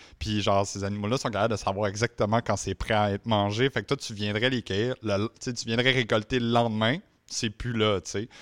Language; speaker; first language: French; native; French